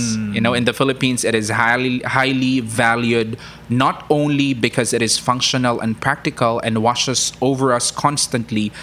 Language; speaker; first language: English; non-native, local second language; Cebuano